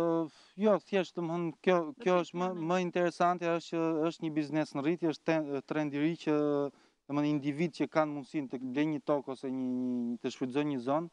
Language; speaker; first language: Albanian; native; Albanian